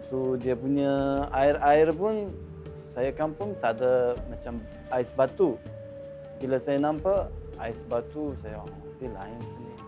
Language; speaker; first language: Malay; non-native, learner; Uzbek